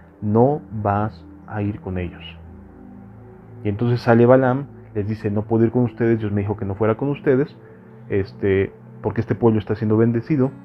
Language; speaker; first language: Spanish; native; Spanish